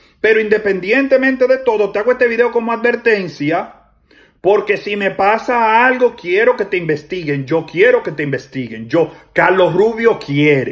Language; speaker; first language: Spanish; native; Spanish